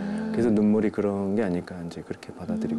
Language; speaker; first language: Korean; native; Korean